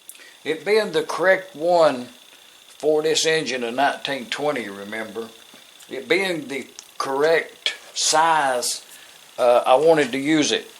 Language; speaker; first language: English; native; English